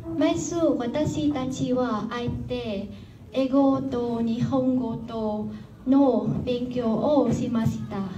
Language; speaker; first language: Japanese; non-native, learner; Vietnamese